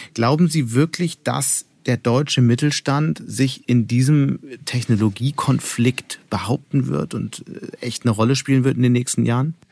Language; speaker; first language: German; native; German